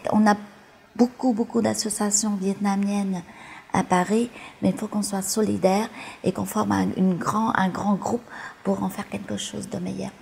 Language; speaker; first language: French; early bilingual, other home language; Vietnamese